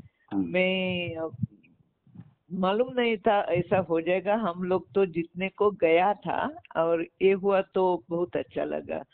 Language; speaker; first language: Hindi; non-native, local second language; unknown